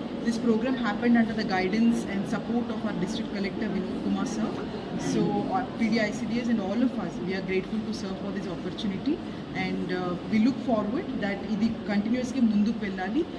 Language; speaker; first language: English; non-native, local second language; Telugu